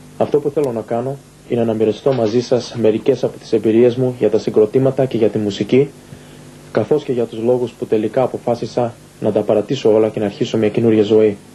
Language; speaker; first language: Greek; early bilingual, heritage; Greek